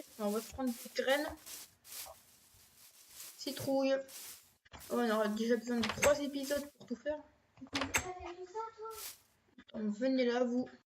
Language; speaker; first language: French; native; French